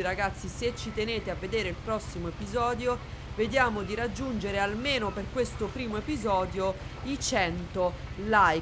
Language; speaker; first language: Italian; native; Italian